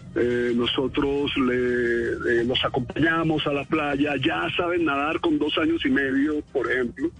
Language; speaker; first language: Spanish; native; Spanish